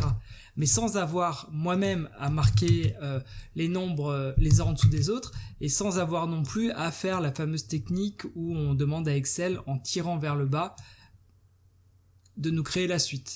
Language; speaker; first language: French; native; French